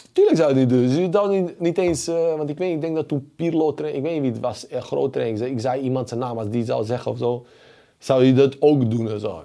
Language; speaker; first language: Dutch; early bilingual, other home language; Bosnian